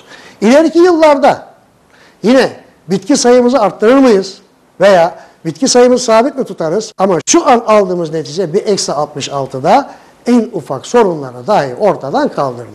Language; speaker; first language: Turkish; native; Turkish